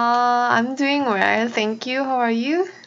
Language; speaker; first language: English; non-native, fluent; Korean